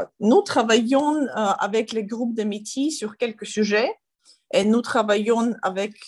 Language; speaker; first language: French; non-native, learner; Ukrainian